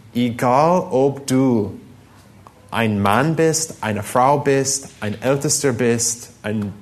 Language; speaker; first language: German; non-native, fluent; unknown